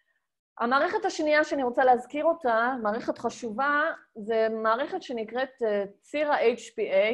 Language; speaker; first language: Hebrew; native; Hebrew